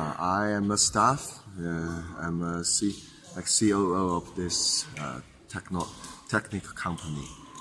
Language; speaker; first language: English; non-native, fluent; Chinese